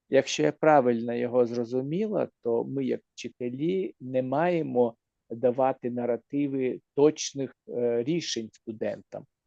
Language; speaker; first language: Ukrainian; native; Ukrainian